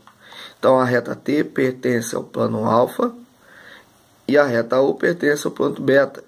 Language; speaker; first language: Portuguese; native; Portuguese